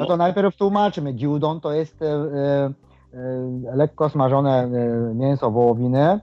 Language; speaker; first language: Polish; non-native, fluent; Japanese